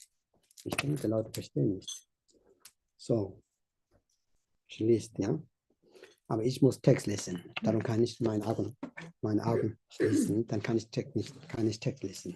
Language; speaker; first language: German; non-native, learner; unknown